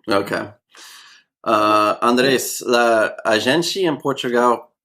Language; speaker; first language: Portuguese; non-native, learner; English